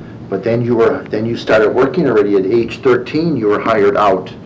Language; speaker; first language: English; early bilingual, other home language; German